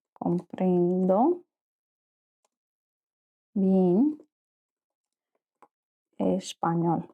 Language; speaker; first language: Spanish; non-native, fluent; Ukrainian